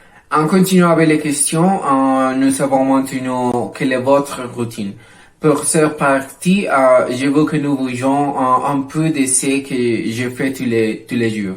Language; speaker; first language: French; non-native, learner; Spanish